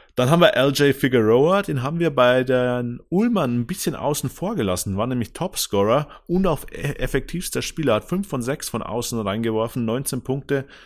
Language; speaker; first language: German; native; German